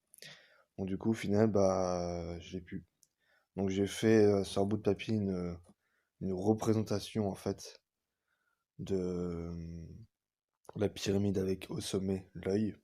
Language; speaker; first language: French; native; French